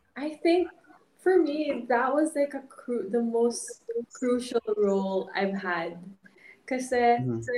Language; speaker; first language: English; non-native, local second language; Hiligaynon